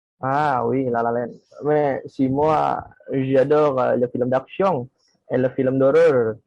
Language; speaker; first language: French; non-native, learner; Indonesian